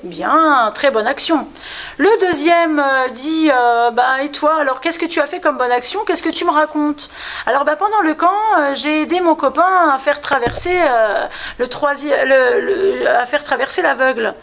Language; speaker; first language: French; native; French